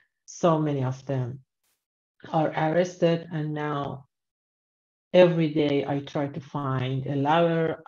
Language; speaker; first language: English; non-native, learner; Persian